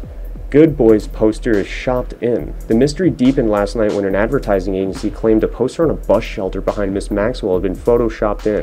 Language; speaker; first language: English; native; English